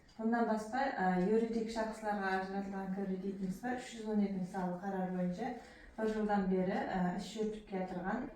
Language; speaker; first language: Uzbek; non-native, local second language; Kazakh